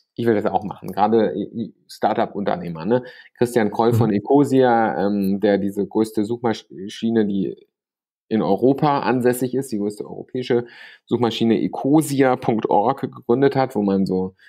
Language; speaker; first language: German; native; German